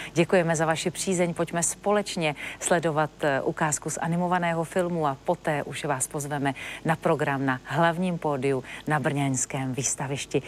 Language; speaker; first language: Czech; native; Czech